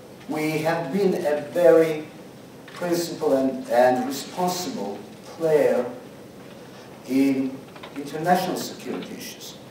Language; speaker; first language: English; non-native, fluent; Georgian